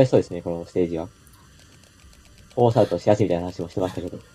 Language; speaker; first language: Japanese; native; Japanese